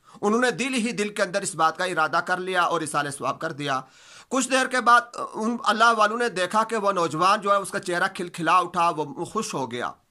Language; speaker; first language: Urdu; native; Urdu